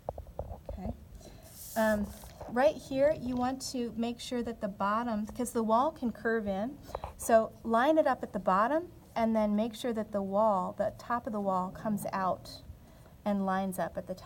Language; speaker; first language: English; native; English